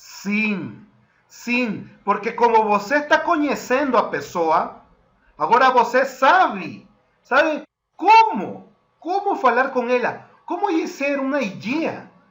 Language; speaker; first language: Portuguese; non-native, fluent; Spanish